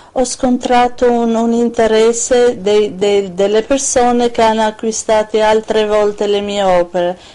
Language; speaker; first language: Italian; non-native, fluent; Albanian